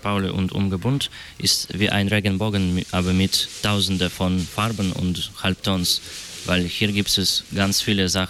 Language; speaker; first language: German; non-native, learner; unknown